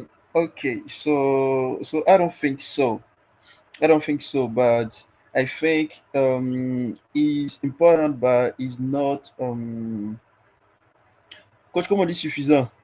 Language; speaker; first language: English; non-native, learner; French